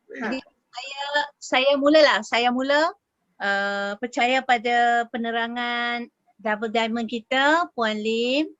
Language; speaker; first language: Malay; native; Malay